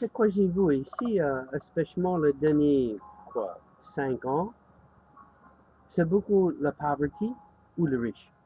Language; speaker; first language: French; non-native, learner; English